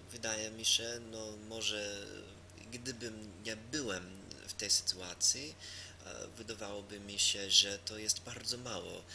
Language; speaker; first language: Polish; non-native, learner; English